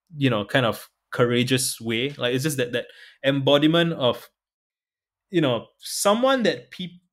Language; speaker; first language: English; native; English